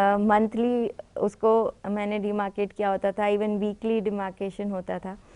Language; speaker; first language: Hindi; native; Hindi